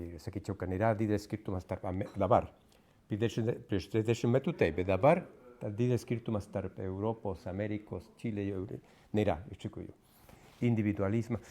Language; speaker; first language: Lithuanian; non-native, fluent; Spanish